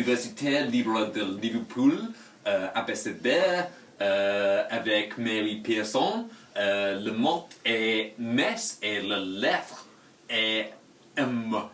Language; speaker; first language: French; non-native, learner; English